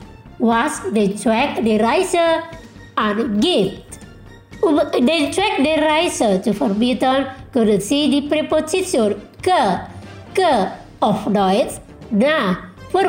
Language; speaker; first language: German; non-native, learner; Indonesian